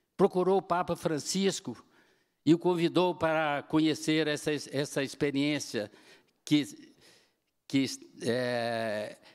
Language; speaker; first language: Portuguese; native; Portuguese